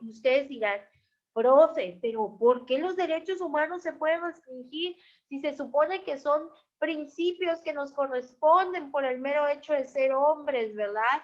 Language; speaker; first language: Spanish; native; Spanish